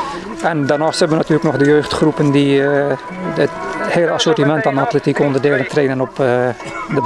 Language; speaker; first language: Dutch; native; Dutch